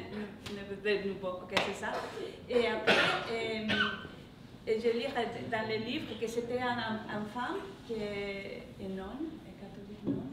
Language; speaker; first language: French; non-native, learner; English